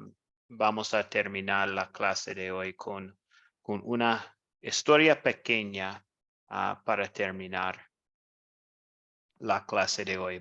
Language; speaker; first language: Spanish; non-native, fluent; English